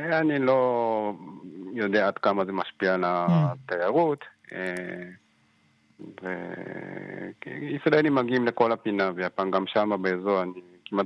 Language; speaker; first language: Hebrew; non-native, fluent; Japanese